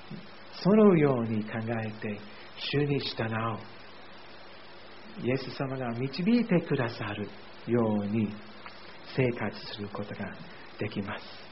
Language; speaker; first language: Japanese; non-native, fluent; English